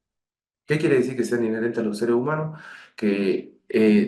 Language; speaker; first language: Spanish; native; Spanish